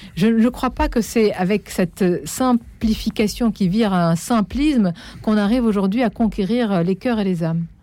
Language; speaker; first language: French; non-native, local second language; Arabic